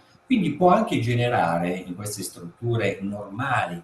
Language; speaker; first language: Italian; native; Italian